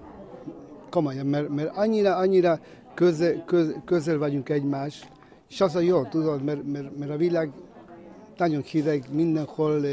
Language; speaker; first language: Hungarian; non-native, fluent; Spanish